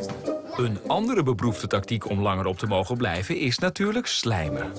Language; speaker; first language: Dutch; native; Dutch